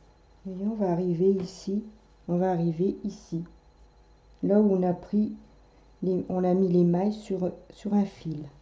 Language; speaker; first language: French; native; French